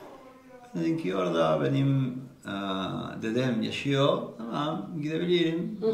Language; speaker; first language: Turkish; non-native, learner; Spanish